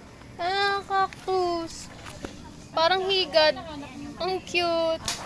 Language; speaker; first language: Filipino; native; Filipino